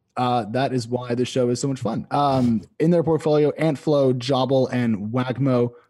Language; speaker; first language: English; native; English